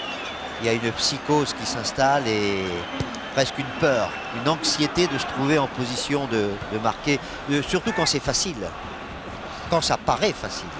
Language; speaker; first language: French; native; French